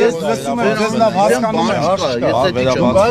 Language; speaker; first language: Armenian; native; Armenian